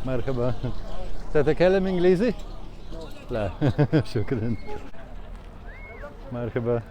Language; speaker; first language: Arabic; non-native, learner; Latvian